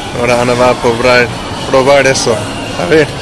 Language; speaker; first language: Spanish; non-native, learner; English